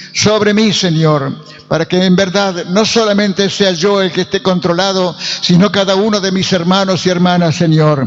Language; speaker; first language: Spanish; native; Spanish